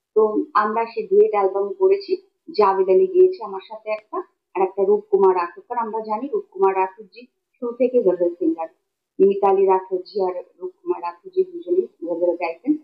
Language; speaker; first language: Bangla; native; Bangla